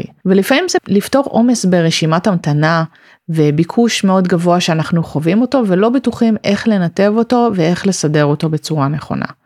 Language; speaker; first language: Hebrew; native; Hebrew